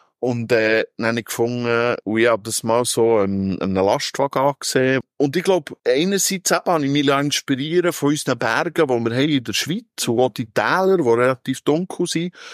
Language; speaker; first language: German; native; German